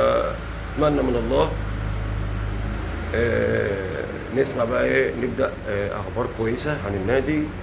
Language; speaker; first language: Arabic; native; Arabic